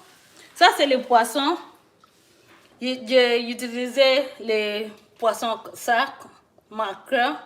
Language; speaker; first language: French; non-native, learner; English